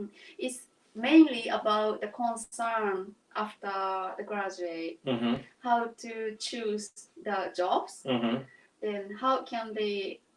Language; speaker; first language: English; non-native, learner; Japanese